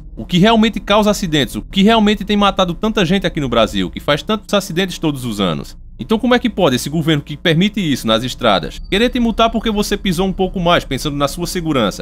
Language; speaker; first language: Portuguese; native; Portuguese